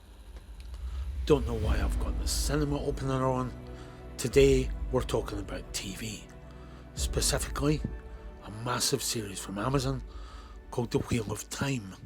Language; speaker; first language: English; native; English